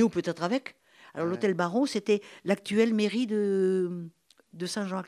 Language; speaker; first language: French; native; French